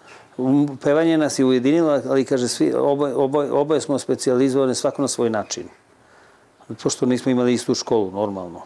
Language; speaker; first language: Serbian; non-native, local second language; Gurani